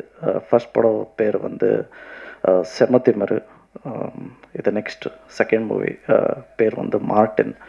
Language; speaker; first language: Tamil; non-native, learner; Kannada